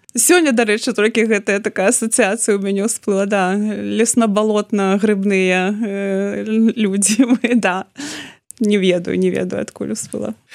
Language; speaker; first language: Belarusian; non-native, local second language; Russian